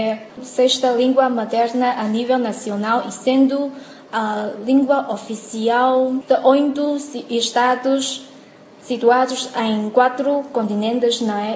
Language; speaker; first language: Portuguese; non-native, learner; Chinese